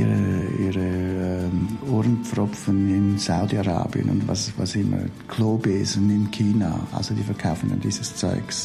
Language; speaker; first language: German; native; German